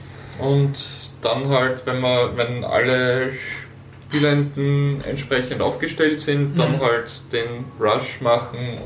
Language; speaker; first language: German; native; German